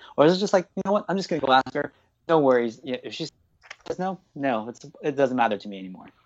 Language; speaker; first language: English; native; English